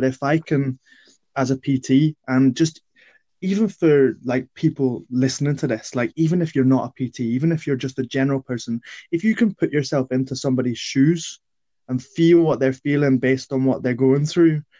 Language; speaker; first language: English; native; English